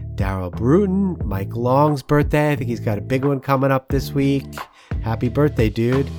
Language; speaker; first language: English; native; English